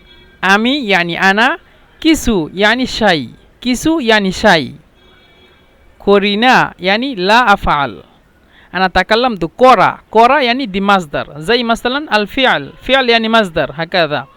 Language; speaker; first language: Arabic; non-native, fluent; Bangla